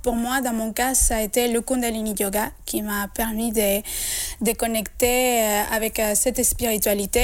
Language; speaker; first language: French; non-native, fluent; Spanish